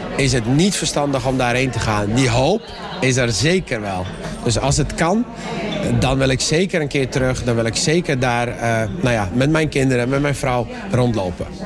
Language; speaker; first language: Dutch; early bilingual, other home language; Persian